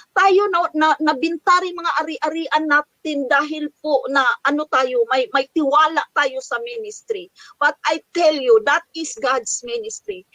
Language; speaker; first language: Filipino; non-native, local second language; Cebuano